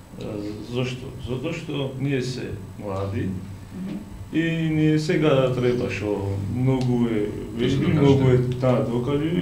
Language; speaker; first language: Macedonian; non-native, learner; Georgian